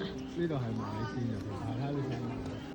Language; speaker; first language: Cantonese; native; Cantonese